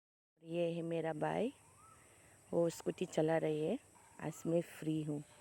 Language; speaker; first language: Hindi; non-native, local second language; Kok Borok